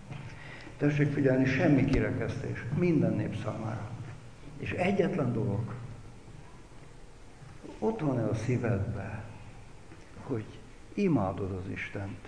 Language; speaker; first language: Hungarian; native; Hungarian